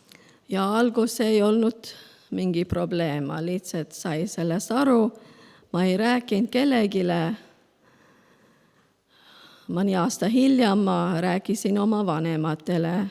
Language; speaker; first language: Estonian; non-native, learner; Spanish